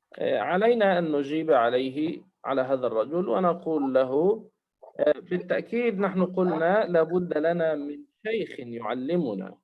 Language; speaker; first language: Arabic; native; Arabic